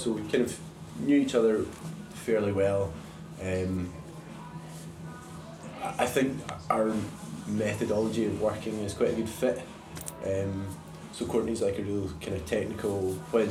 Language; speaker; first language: English; native; English